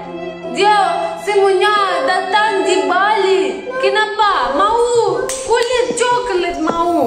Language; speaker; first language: Indonesian; non-native, learner; Russian